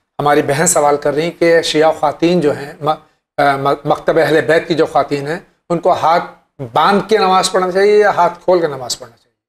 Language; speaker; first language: Hindi; native; Hindi